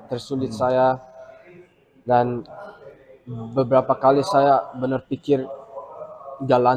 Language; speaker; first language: Indonesian; early bilingual, heritage; English